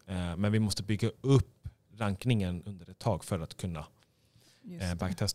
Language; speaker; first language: Swedish; native; Swedish